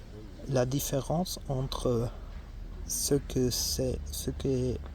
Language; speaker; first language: French; non-native, learner; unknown